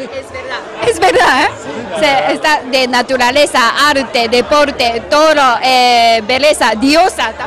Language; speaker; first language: Spanish; non-native, learner; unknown